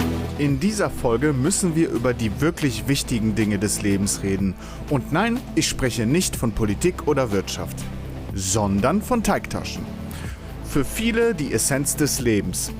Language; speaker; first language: German; native; German